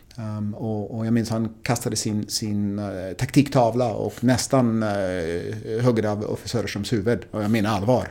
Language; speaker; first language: Swedish; non-native, fluent; English